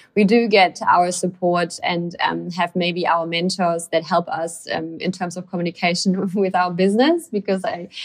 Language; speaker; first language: English; non-native, fluent; German